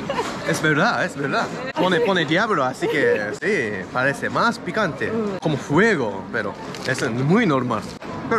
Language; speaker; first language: Spanish; non-native, learner; Japanese